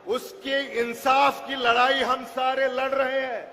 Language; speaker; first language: Hindi; non-native, local second language; Marathi